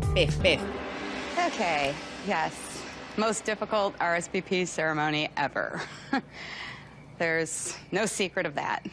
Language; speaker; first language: English; native; English